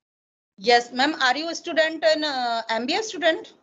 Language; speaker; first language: English; non-native, learner; Hindi